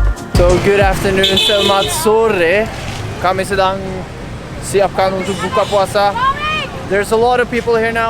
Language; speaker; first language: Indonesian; non-native, learner; Norwegian